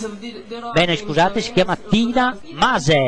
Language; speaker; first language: Italian; native; Italian